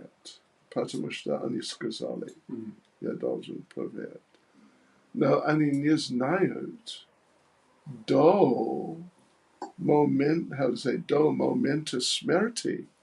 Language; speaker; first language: Russian; non-native, learner; English